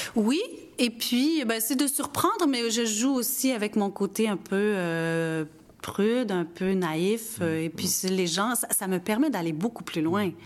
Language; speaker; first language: French; native; French